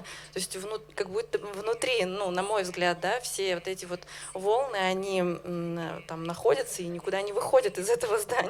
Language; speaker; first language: Russian; native; Russian